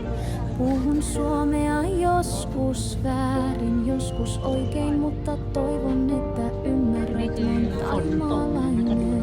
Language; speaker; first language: Finnish; non-native, learner; Thai